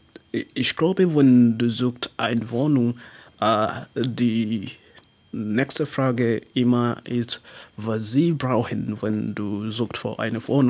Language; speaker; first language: German; non-native, learner; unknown